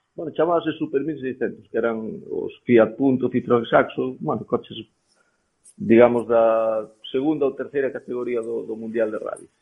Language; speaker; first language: Galician; native; Galician